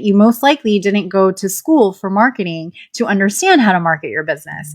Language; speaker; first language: English; native; English